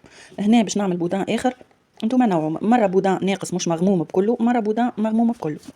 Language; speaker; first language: Arabic; native; Arabic